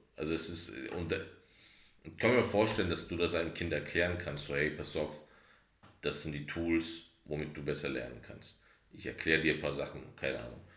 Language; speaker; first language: German; early bilingual, other home language; Turkish